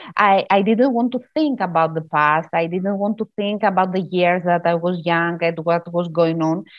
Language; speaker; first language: English; non-native, fluent; Greek